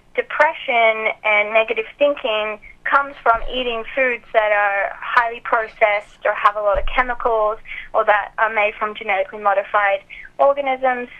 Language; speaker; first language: English; native; English